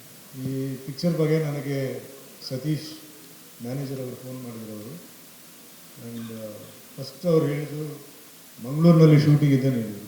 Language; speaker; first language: Kannada; non-native, fluent; Tulu